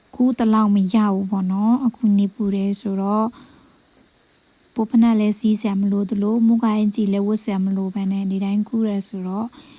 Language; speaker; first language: Burmese; non-native, local second language; Pa'o Karen